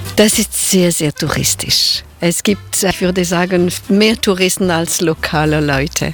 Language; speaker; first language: German; non-native, local second language; French